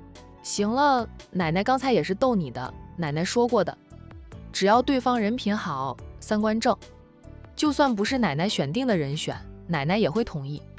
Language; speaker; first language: Chinese; native; Chinese